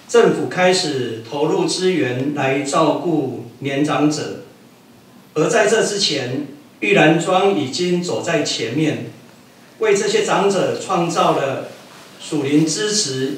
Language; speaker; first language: Chinese; native; Chinese